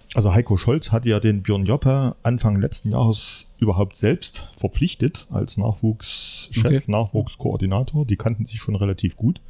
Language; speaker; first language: German; native; German